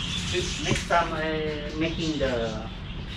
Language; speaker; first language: English; non-native, learner; Thai